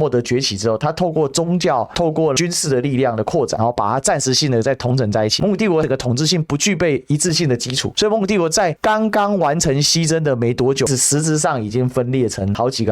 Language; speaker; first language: Chinese; native; Chinese